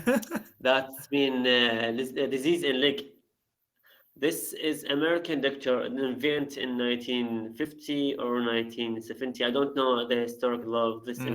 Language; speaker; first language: English; non-native, learner; Arabic